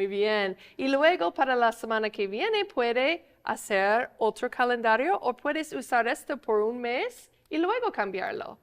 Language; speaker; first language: Spanish; non-native, fluent; English